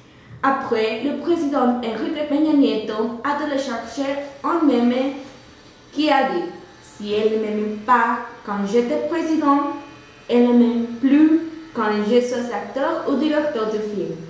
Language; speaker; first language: French; non-native, learner; Spanish